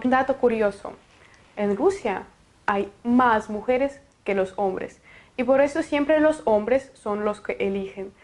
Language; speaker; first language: Spanish; non-native, fluent; Russian